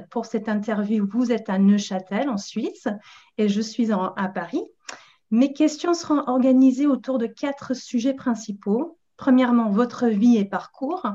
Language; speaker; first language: French; non-native, fluent; English